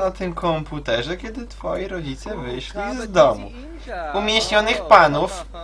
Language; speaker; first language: Polish; native; Polish